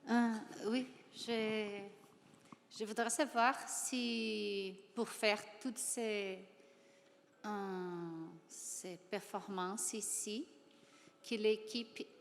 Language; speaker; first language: French; non-native, learner; Portuguese